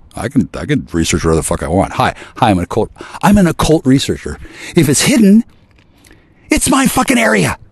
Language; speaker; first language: English; native; English